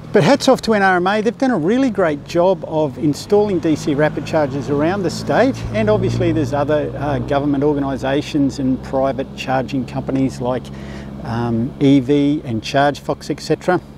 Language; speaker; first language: English; native; English